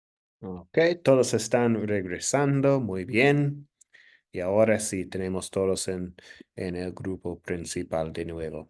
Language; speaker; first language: Spanish; non-native, fluent; English